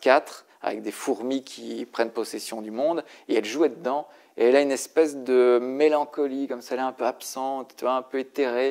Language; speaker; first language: French; native; French